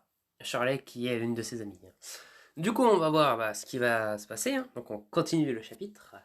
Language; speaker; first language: French; native; French